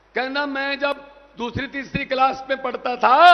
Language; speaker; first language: Hindi; non-native, local second language; Punjabi